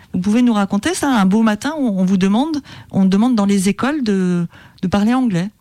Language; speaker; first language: French; native; French